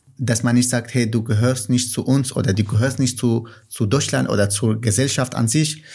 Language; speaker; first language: German; non-native, fluent; Kurdish